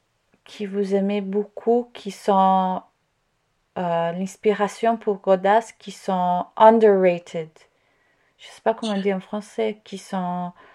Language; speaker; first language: French; non-native, learner; Italian